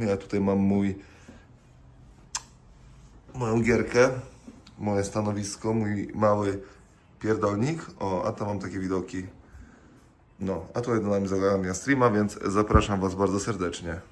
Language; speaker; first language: Polish; native; Polish